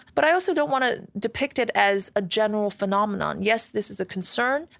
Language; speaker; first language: English; non-native, fluent; Chinese